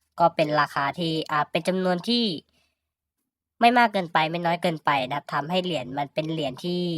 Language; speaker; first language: Thai; native; Thai